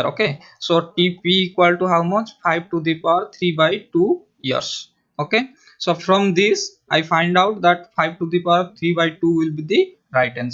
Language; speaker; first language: English; non-native, local second language; Hindi